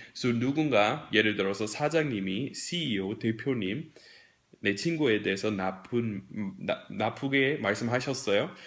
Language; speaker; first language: Korean; non-native, fluent; English